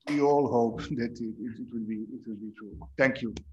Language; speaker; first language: English; non-native, fluent; Croatian